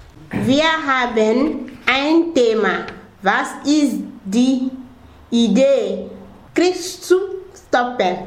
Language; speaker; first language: German; non-native, learner; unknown